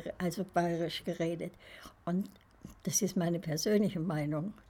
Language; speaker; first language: German; native; German